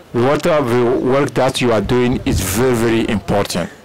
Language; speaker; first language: English; non-native, fluent; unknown